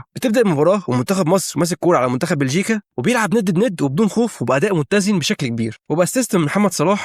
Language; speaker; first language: Arabic; native; Arabic